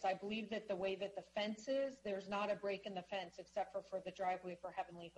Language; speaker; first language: English; native; English